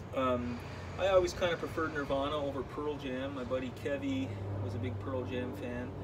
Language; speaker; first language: English; native; English